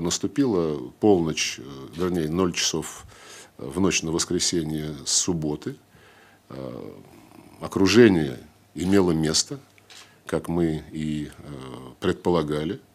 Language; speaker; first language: Russian; native; Russian